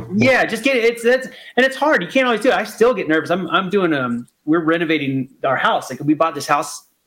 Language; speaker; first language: English; native; English